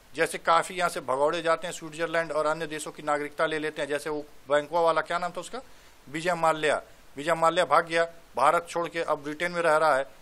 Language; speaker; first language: Hindi; native; Hindi